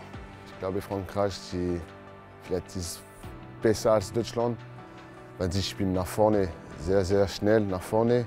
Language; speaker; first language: German; non-native, learner; French